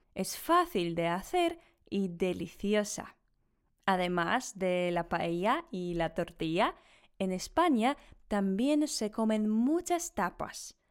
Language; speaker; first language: Spanish; non-native, fluent; Polish